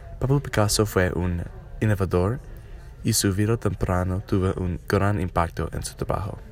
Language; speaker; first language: Spanish; non-native, learner; English